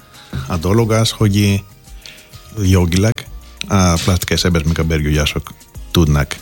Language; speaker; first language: Hungarian; non-native, learner; Greek